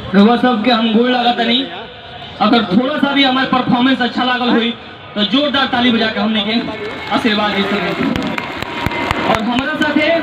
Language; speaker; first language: Bhojpuri; native; Bhojpuri